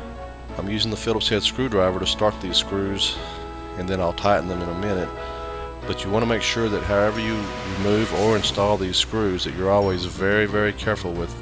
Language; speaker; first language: English; native; English